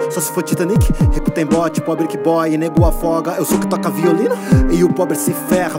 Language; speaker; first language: Portuguese; native; Portuguese